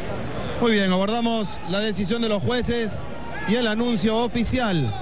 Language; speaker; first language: Spanish; native; Spanish